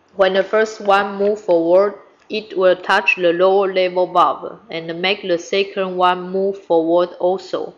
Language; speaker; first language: English; non-native, fluent; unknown